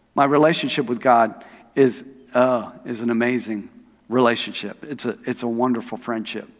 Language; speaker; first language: English; native; English